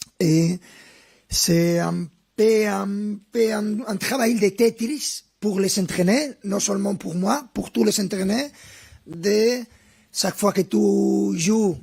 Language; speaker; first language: French; non-native, fluent; Spanish